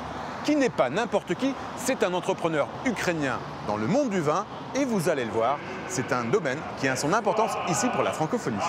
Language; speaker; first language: French; native; French